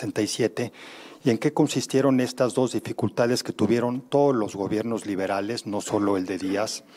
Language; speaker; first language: Spanish; native; Spanish